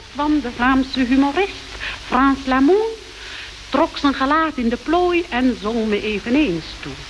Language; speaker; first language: Dutch; native; Dutch